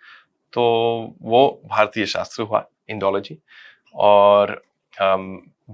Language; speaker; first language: Hindi; non-native, fluent; Dutch